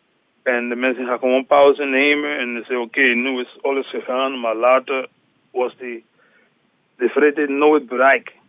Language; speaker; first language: Dutch; non-native, learner; English